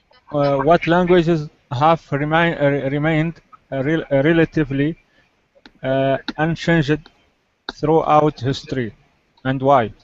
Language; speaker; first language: English; non-native, learner; Arabic